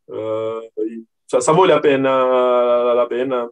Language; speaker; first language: Italian; non-native, learner; Portuguese